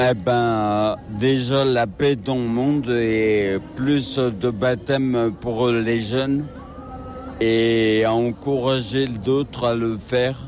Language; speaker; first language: French; native; French